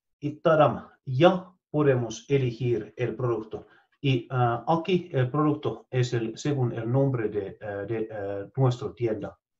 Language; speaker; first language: Spanish; non-native, fluent; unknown